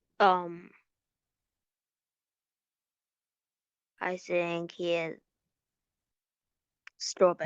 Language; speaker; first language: English; non-native, learner; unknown